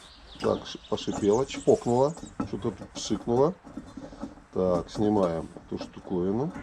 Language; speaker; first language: Russian; native; Russian